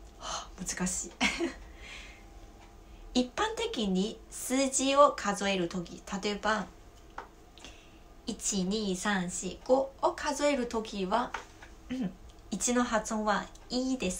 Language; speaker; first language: Japanese; non-native, fluent; Chinese